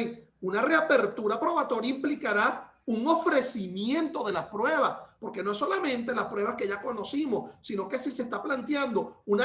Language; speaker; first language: Spanish; native; Spanish